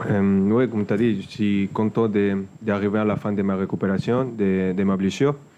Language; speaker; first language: French; non-native, fluent; Spanish